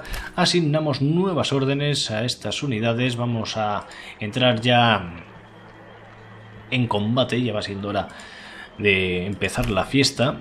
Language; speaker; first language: Spanish; native; Spanish